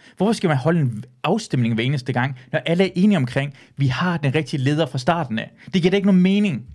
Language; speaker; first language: Danish; early bilingual, other home language; Persian